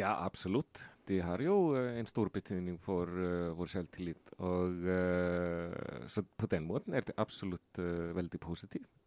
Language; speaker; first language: Norwegian; non-native, fluent; Icelandic